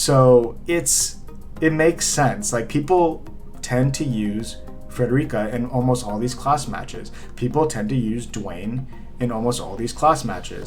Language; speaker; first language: English; native; English